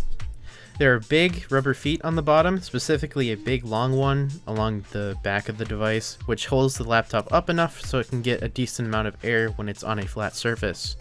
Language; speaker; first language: English; native; English